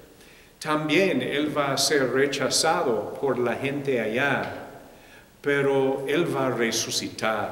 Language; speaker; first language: Spanish; non-native, fluent; English